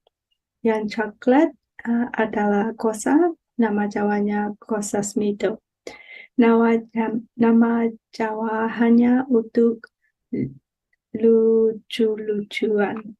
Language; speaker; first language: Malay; non-native, learner; Burmese